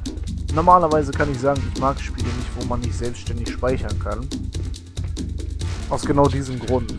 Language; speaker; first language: German; native; German